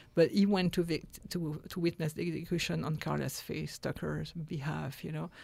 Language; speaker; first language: English; non-native, fluent; French